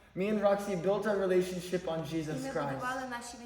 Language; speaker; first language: English; native; English